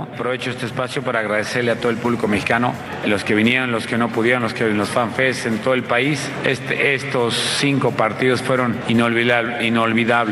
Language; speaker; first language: Spanish; native; Spanish